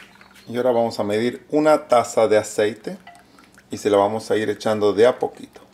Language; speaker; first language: Spanish; native; Spanish